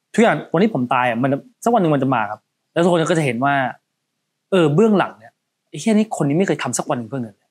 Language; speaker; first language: Thai; early bilingual, heritage; Cantonese